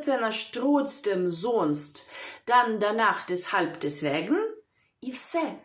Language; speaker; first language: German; non-native, fluent; Ukrainian